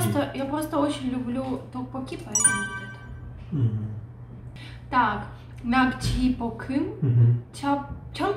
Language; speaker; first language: Russian; native; Russian